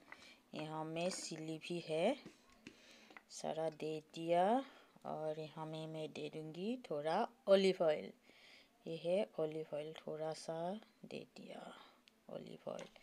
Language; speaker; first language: Hindi; non-native, local second language; Assamese